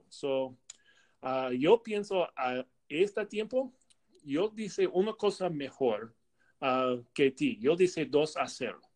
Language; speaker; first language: Spanish; non-native, learner; English